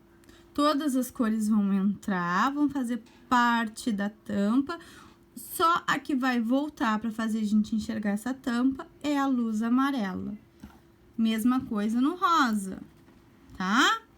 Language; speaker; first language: Portuguese; native; Portuguese